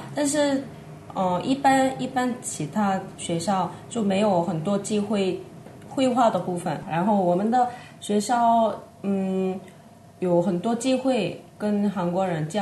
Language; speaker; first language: Chinese; non-native, fluent; Korean